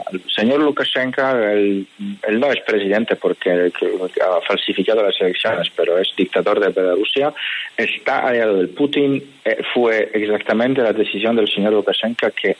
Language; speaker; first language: Spanish; non-native, fluent; Polish